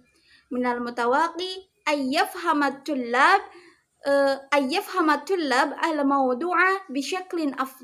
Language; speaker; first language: Arabic; non-native, learner; Indonesian